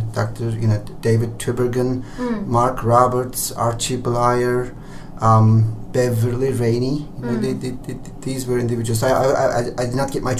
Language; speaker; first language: English; non-native, fluent; Turkish